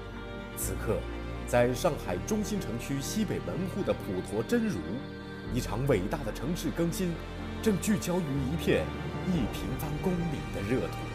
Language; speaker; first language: Chinese; native; Chinese